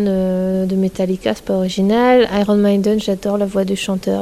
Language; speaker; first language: French; native; French